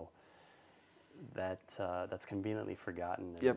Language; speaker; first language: English; native; English